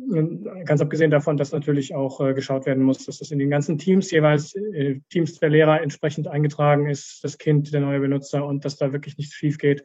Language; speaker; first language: German; native; German